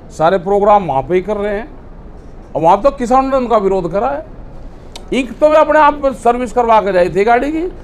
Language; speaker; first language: Hindi; native; Hindi